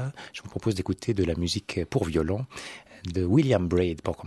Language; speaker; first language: French; native; French